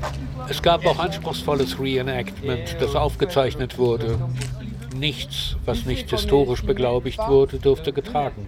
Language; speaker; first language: German; native; German